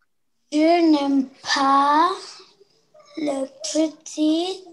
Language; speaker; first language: French; non-native, learner; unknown